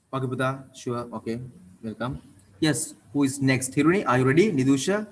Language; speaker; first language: English; non-native, local second language; Sinhala